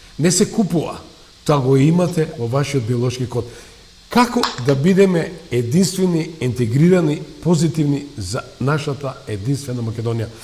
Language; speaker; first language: Macedonian; native; Macedonian